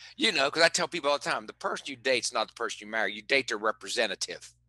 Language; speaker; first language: English; native; English